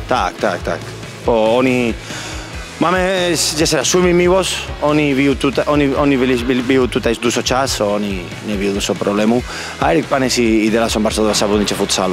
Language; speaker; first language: Polish; non-native, learner; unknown